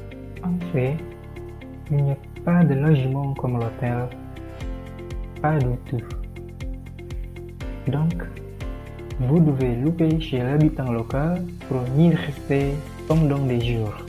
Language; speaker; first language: French; non-native, learner; Indonesian